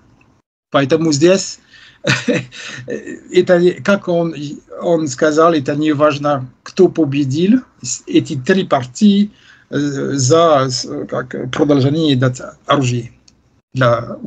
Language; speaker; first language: Russian; non-native, fluent; French